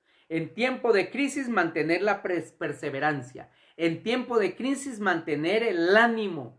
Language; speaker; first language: Spanish; native; Spanish